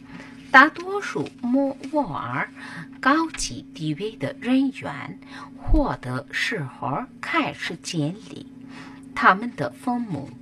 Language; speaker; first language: Chinese; non-native, fluent; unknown